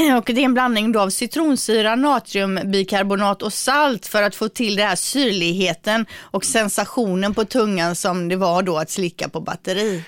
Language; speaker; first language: Swedish; native; Swedish